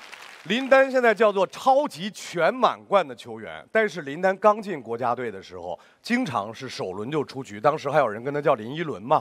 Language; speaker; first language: Chinese; native; Chinese